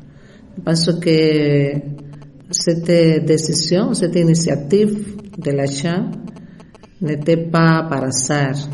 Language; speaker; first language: French; non-native, fluent; Spanish